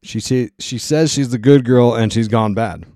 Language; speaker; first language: English; native; English